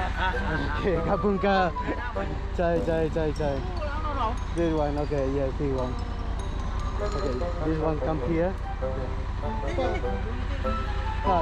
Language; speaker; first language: English; non-native, learner; Spanish